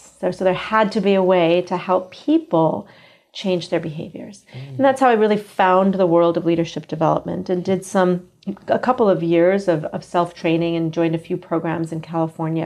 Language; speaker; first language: English; native; English